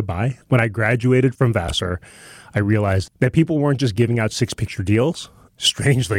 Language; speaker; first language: English; early bilingual, other home language; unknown